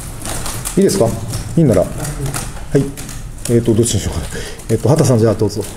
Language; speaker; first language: Japanese; native; Japanese